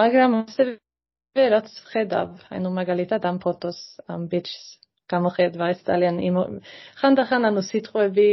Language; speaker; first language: Georgian; non-native, fluent; Swedish